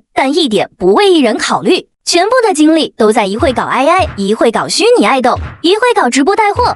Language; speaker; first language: Chinese; native; Chinese